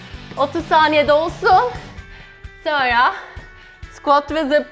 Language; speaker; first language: Turkish; non-native, fluent; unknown